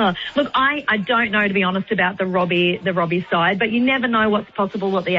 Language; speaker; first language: English; native; English